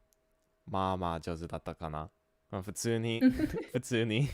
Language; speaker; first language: Japanese; early bilingual, heritage; Japanese